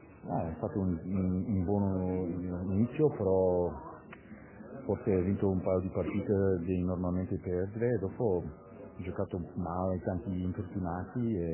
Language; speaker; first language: Italian; non-native, learner; English